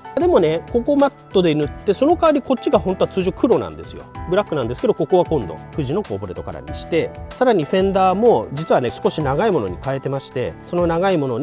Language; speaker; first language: Japanese; native; Japanese